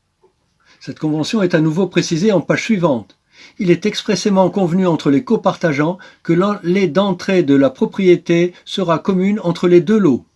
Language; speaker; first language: French; native; French